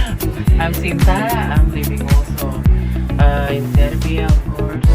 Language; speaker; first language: English; non-native, fluent; Indonesian